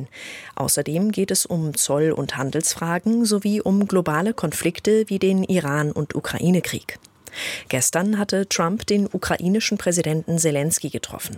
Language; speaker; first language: German; native; German